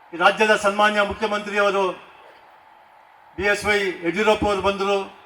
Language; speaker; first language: Kannada; non-native, local second language; Tulu